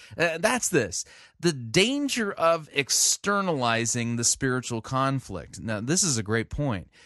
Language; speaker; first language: English; native; English